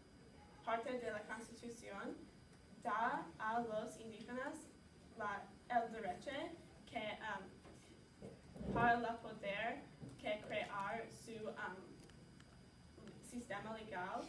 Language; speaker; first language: Spanish; non-native, learner; English